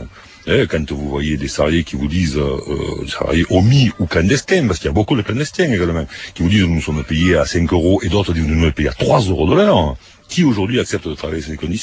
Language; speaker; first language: French; native; French